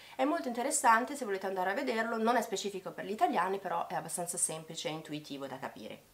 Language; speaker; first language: Italian; native; Italian